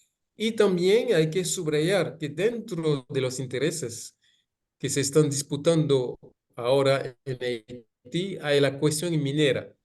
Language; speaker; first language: Spanish; non-native, fluent; Haitian Creole